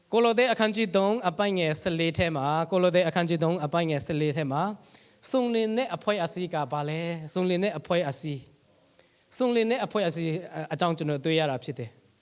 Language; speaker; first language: Burmese; non-native, local second language; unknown